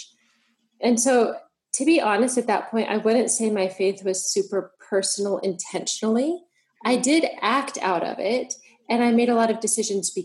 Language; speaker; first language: English; native; English